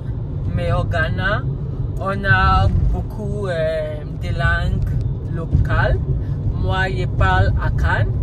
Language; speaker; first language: French; non-native, learner; Akan